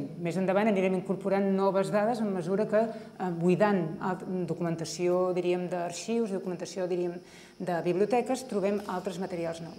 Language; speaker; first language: Catalan; native; Catalan